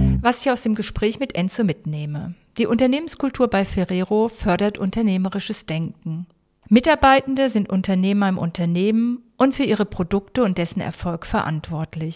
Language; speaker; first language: German; native; German